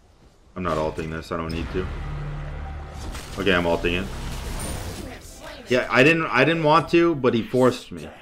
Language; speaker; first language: English; native; English